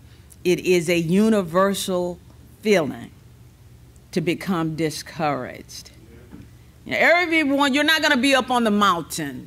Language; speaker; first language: English; native; English